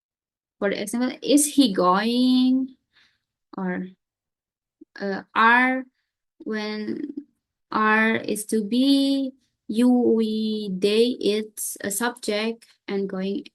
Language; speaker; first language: English; non-native, learner; Indonesian